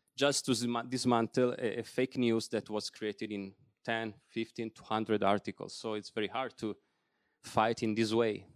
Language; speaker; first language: English; non-native, fluent; Italian